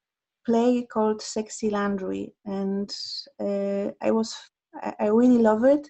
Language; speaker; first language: English; non-native, learner; Polish